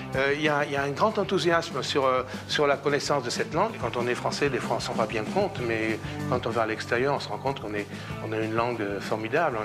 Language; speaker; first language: French; native; French